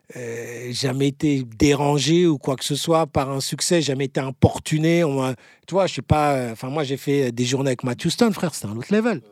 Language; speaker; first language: French; native; French